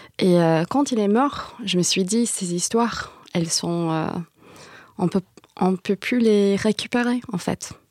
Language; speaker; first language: French; non-native, fluent; English